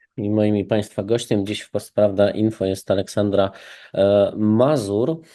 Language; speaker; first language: Polish; native; Polish